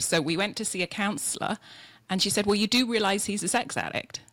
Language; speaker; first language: English; native; English